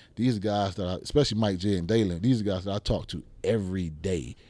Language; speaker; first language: English; native; English